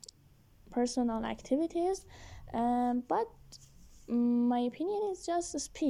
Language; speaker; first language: English; non-native, learner; Persian